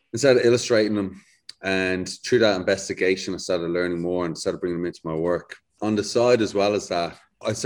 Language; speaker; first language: English; native; English